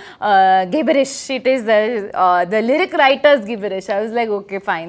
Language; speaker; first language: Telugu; non-native, learner; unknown